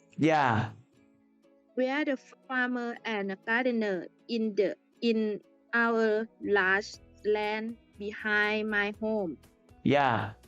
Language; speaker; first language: English; non-native, learner; Thai